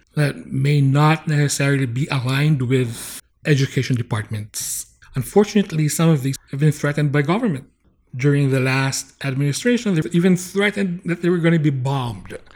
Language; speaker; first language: English; non-native, local second language; Bikol